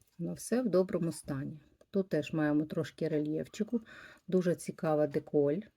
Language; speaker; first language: Ukrainian; native; Ukrainian